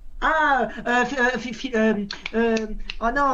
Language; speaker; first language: French; native; French